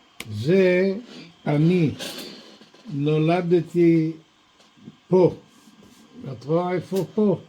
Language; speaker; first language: Hebrew; non-native, fluent; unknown